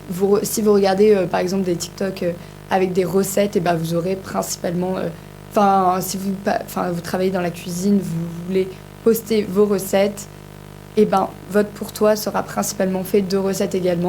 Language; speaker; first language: French; native; French